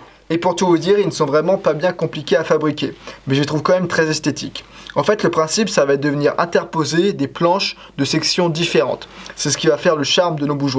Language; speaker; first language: French; native; French